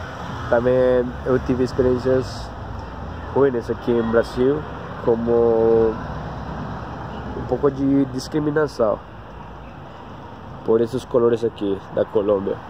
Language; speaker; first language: Portuguese; non-native, learner; Spanish